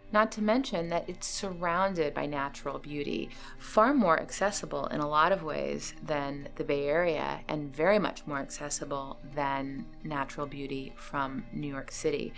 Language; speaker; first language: English; native; English